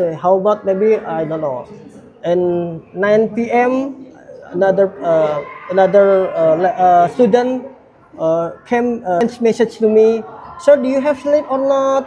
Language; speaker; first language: English; non-native, learner; Indonesian